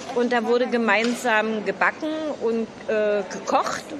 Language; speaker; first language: German; native; German